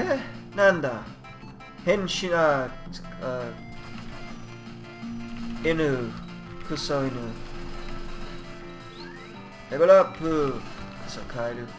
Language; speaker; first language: Japanese; non-native, learner; English